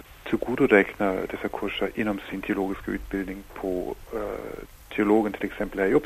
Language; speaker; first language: Swedish; non-native, fluent; German